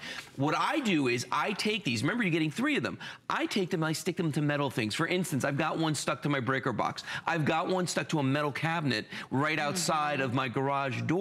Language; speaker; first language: English; native; English